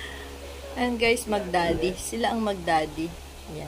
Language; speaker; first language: Filipino; native; Filipino